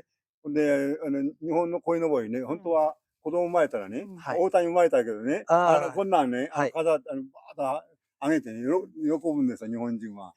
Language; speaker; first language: Japanese; native; Japanese